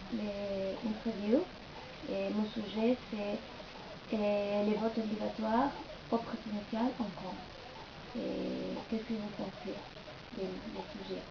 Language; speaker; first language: French; non-native, learner; Spanish